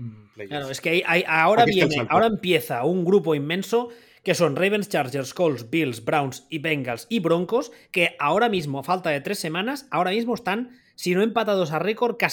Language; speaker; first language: Spanish; native; Spanish